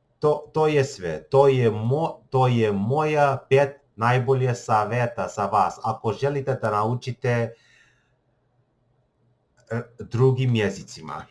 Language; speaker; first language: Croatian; non-native, learner; English